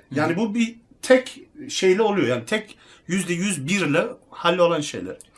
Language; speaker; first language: Turkish; early bilingual, heritage; Turkish